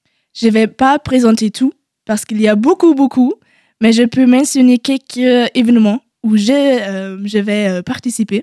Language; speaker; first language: French; non-native, learner; German